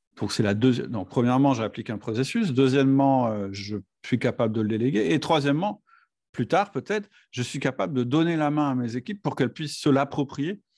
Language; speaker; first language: French; native; French